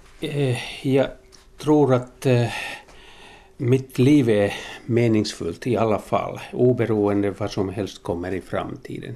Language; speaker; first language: Swedish; non-native, local second language; Finnish